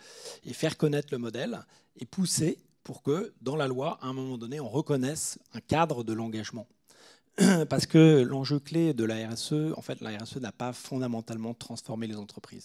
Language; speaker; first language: French; native; French